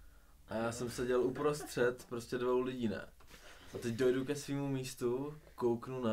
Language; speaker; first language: Czech; native; Czech